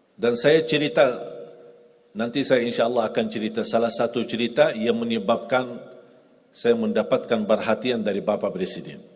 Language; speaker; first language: Indonesian; non-native, fluent; Arabic